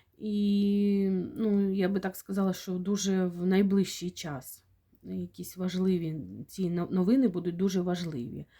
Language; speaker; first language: Ukrainian; non-native, local second language; Russian